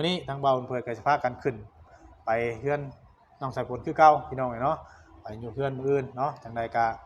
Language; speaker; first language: Thai; non-native, local second language; Lao